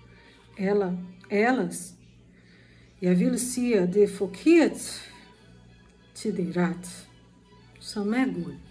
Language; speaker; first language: Danish; non-native, learner; Portuguese